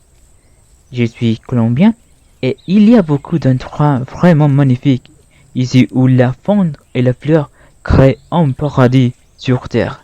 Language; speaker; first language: French; non-native, learner; Spanish